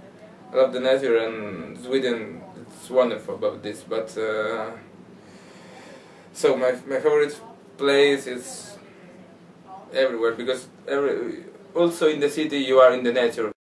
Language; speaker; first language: English; non-native, learner; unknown